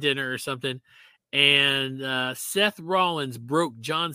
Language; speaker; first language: English; native; English